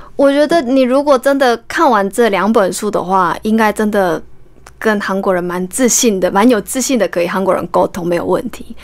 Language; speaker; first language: Chinese; non-native, fluent; Korean